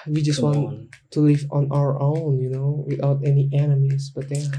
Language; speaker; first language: English; non-native, learner; Indonesian